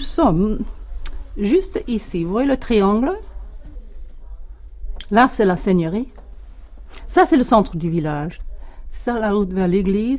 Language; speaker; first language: French; non-native, fluent; English